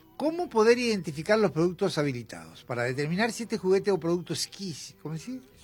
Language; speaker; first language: Spanish; native; Spanish